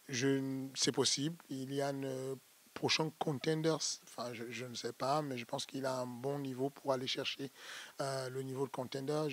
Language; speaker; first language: French; native; French